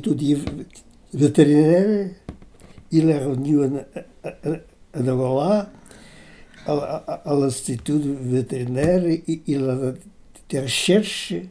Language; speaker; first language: French; non-native, fluent; Portuguese